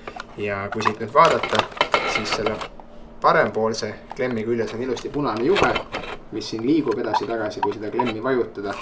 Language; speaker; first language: Estonian; native; Estonian